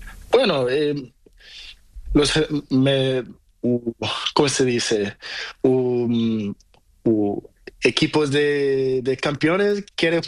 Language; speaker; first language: Spanish; non-native, learner; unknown